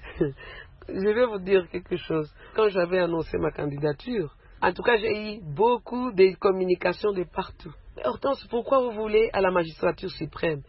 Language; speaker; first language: French; non-native, local second language; Swahili